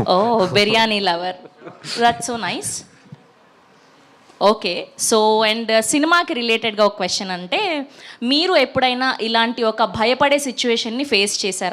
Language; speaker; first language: Telugu; native; Telugu